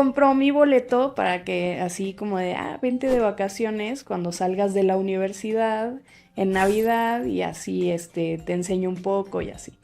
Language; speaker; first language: Spanish; native; Spanish